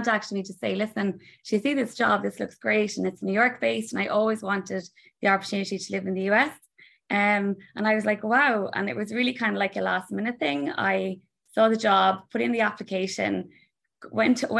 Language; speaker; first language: English; native; English